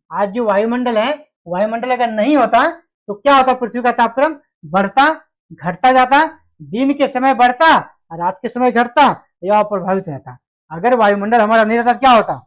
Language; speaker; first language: Hindi; native; Hindi